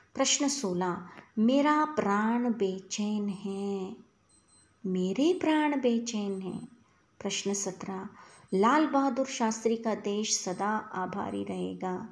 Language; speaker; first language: Hindi; non-native, local second language; Kannada